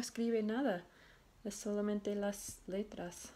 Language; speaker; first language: Spanish; non-native, fluent; English